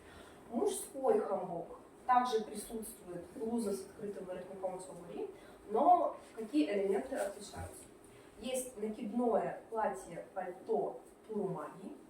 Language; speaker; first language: Russian; native; Russian